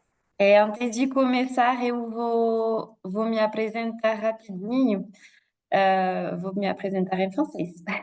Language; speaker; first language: Portuguese; non-native, fluent; French